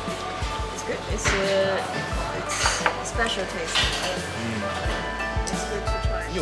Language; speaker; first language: English; non-native, learner; Chinese